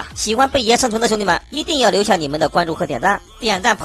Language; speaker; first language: Chinese; native; Chinese